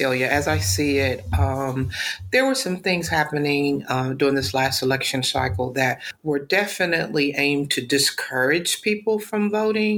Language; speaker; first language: English; native; English